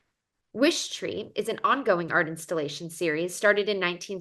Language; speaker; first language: English; native; English